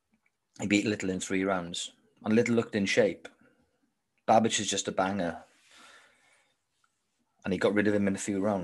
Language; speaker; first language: English; native; English